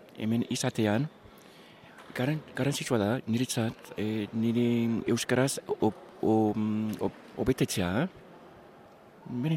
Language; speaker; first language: Basque; non-native, learner; English